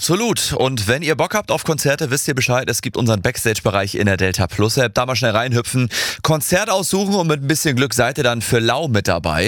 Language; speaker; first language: German; native; German